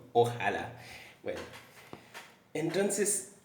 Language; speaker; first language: Spanish; non-native, fluent; Haitian Creole